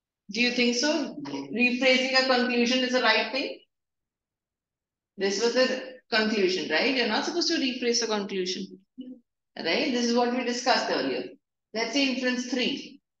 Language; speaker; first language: English; non-native, local second language; Hindi